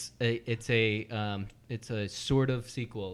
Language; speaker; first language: English; native; English